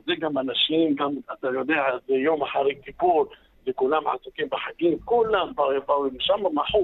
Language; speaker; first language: Hebrew; non-native, fluent; Arabic